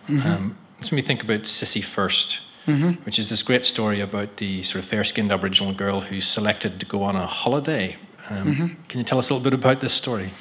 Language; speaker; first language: English; native; English